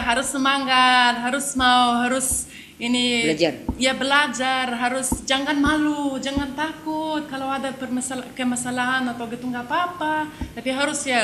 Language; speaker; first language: Indonesian; non-native, learner; Lithuanian